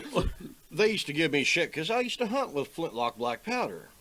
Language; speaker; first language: English; native; English